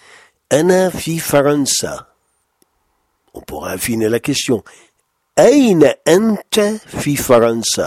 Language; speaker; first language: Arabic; non-native, fluent; French